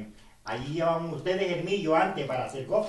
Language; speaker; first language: Spanish; native; Spanish